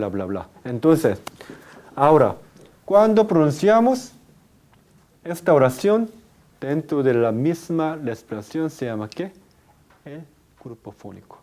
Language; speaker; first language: Spanish; non-native, fluent; Korean